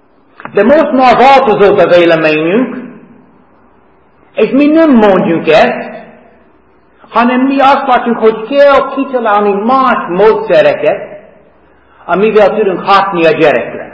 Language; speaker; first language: Hungarian; non-native, fluent; English